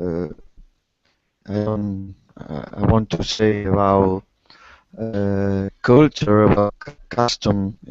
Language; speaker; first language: English; non-native, learner; Spanish